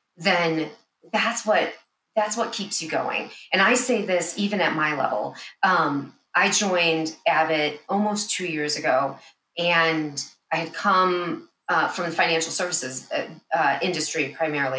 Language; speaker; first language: English; native; English